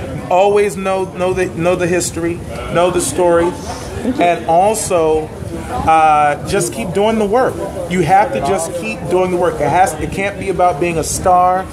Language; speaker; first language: English; native; English